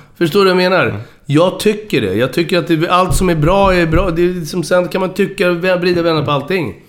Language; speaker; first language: Swedish; native; Swedish